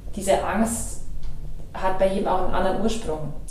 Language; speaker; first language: German; native; German